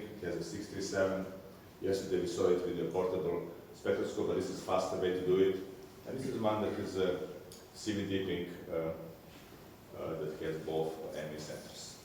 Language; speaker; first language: English; non-native, fluent; Serbian